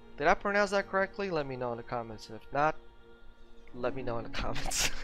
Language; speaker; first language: English; non-native, fluent; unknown